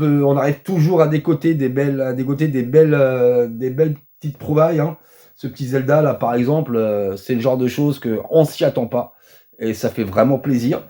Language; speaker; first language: French; native; French